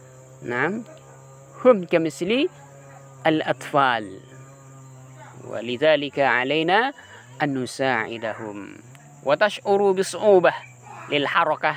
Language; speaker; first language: Arabic; non-native, fluent; Indonesian